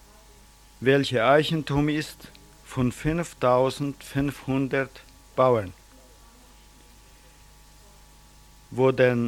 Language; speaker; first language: German; early bilingual, heritage; German